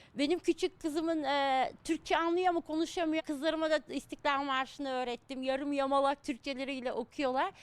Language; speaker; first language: Turkish; early bilingual, heritage; Turkish